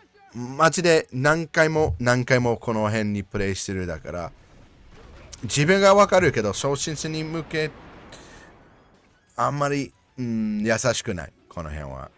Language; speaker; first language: Japanese; non-native, learner; English